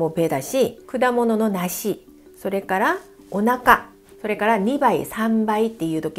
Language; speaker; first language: Japanese; non-native, fluent; Korean